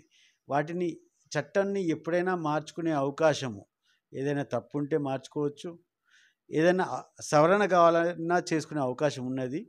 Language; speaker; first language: Telugu; native; Telugu